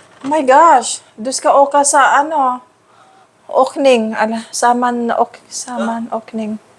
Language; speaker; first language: Swedish; non-native, learner; Filipino